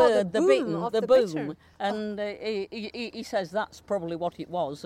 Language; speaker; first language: English; native; English